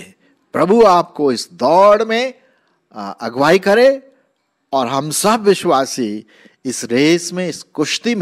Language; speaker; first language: Hindi; non-native, local second language; Marathi